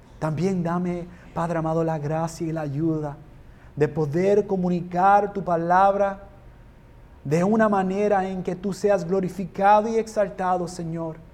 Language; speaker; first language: Spanish; non-native, fluent; English